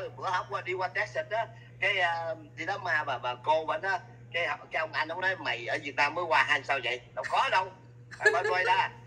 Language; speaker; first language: Vietnamese; native; Vietnamese